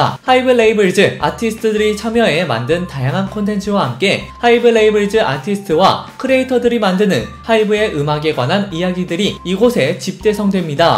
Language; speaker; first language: Korean; native; Korean